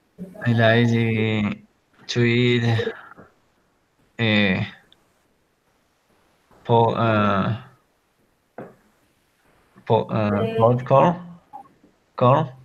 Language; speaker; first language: English; non-native, learner; Spanish